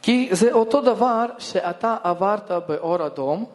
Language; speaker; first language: Hebrew; non-native, fluent; Russian